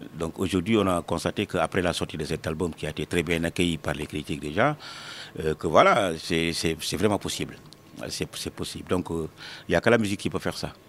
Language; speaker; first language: French; non-native, local second language; Wolof